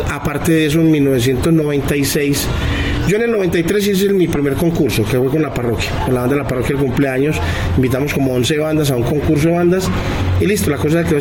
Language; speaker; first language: Spanish; native; Spanish